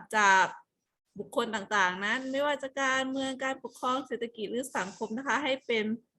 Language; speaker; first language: Thai; native; Thai